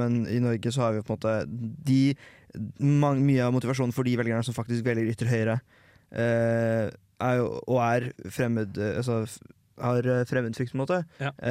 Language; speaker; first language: Norwegian; native; Norwegian